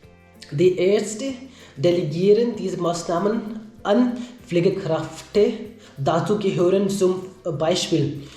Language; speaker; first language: German; non-native, learner; Hindi